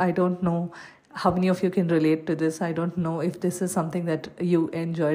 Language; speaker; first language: English; non-native, local second language; Malayalam